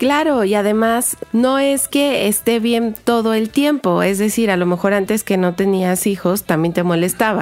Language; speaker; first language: Spanish; native; Spanish